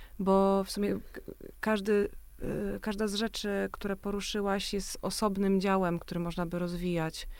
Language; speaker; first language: Polish; native; Polish